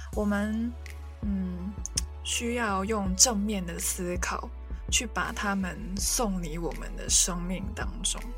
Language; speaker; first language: Chinese; non-native, local second language; Cantonese